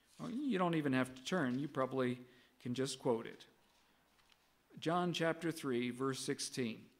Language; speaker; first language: English; native; English